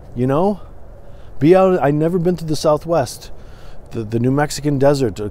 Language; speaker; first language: English; native; English